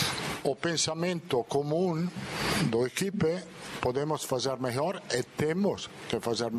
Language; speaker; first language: Portuguese; non-native, fluent; Italian